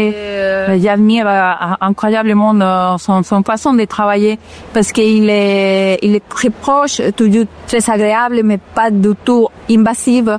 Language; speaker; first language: French; non-native, fluent; Spanish